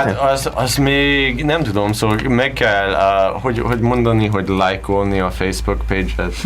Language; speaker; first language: Hungarian; non-native, learner; English